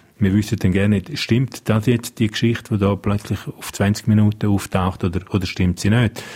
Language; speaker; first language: German; non-native, local second language; Romansh